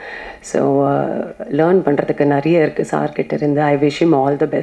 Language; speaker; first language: Tamil; non-native, fluent; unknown